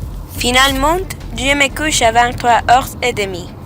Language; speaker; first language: French; non-native, learner; Spanish